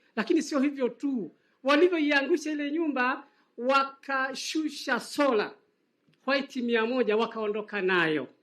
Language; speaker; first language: Swahili; native; Swahili